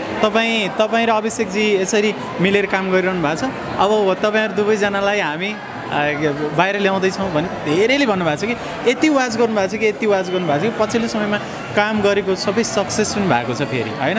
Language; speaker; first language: Nepali; native; Nepali